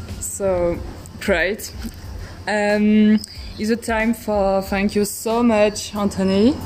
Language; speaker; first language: English; non-native, learner; French